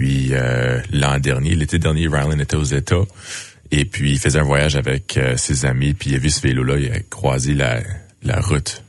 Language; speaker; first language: French; native; French